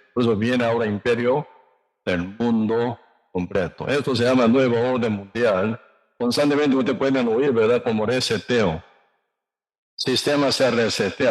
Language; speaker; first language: Spanish; non-native, learner; Korean